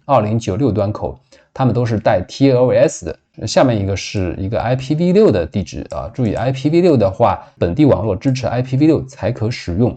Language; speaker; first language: Chinese; native; Chinese